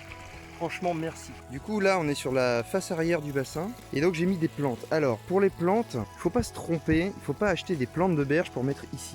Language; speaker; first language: French; native; French